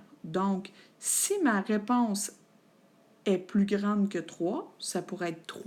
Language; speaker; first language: French; native; French